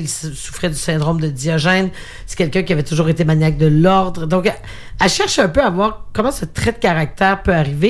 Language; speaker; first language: French; native; French